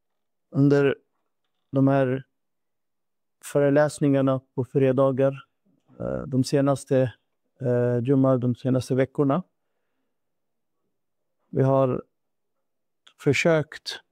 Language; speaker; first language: Swedish; non-native, fluent; Urdu